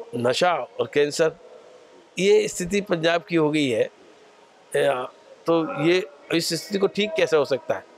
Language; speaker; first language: Hindi; native; Hindi